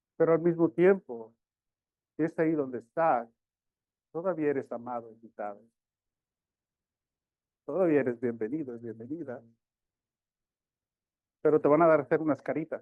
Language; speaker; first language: Spanish; early bilingual, heritage; Spanish